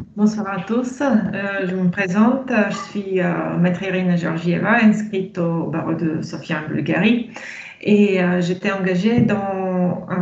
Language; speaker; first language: French; non-native, fluent; Bulgarian